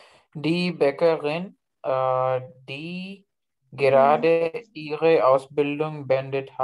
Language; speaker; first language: German; non-native, learner; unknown